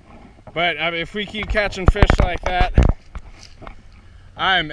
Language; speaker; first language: English; native; English